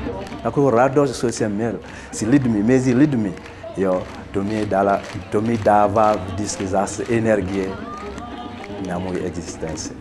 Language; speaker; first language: Czech; non-native, learner; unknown